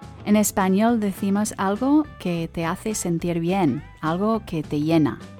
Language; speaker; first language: Spanish; native; Spanish